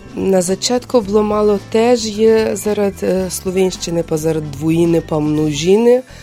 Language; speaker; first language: Slovenian; non-native, fluent; Ukrainian